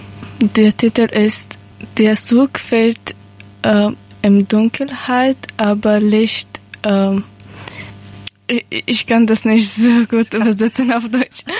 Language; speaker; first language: German; non-native, learner; Persian